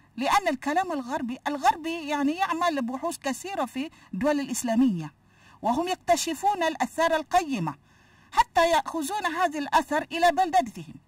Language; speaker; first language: Arabic; non-native, fluent; Malay